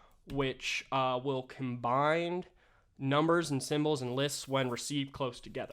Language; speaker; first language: English; native; English